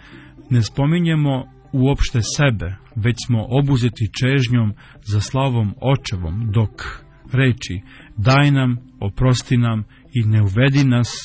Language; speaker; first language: Serbian; native; Serbian